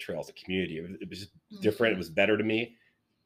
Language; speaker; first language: English; native; English